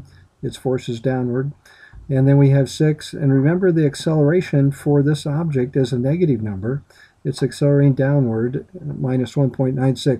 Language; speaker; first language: English; native; English